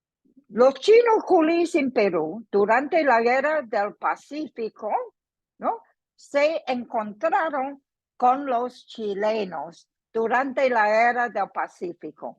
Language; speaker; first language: Spanish; non-native, fluent; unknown